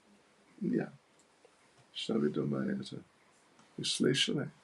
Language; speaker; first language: Russian; non-native, learner; English